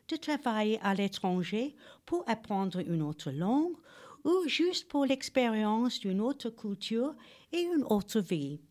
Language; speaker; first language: French; non-native, fluent; English